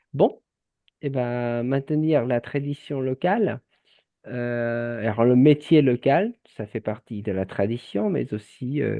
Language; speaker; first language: French; non-native, fluent; Vietnamese